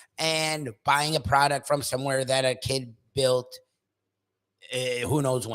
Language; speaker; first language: English; native; English